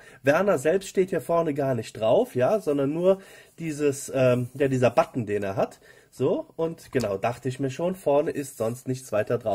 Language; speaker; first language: German; native; German